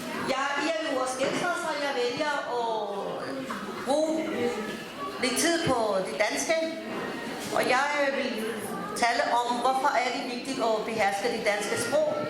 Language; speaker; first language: Danish; early bilingual, other home language; Urdu